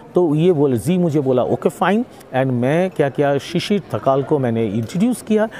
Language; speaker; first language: Hindi; non-native, local second language; Bangla